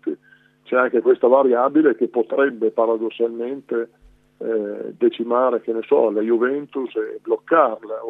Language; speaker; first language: Italian; native; Italian